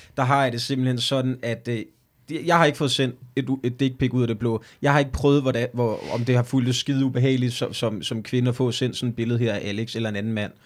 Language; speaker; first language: Danish; native; Danish